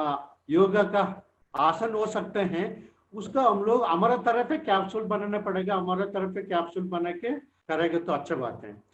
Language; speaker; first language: Hindi; non-native, local second language; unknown